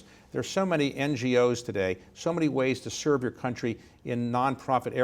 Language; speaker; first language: English; native; English